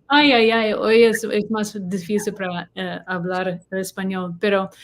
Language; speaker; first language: Spanish; non-native, learner; English